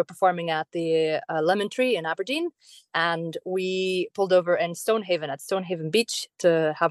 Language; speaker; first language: English; non-native, fluent; Romanian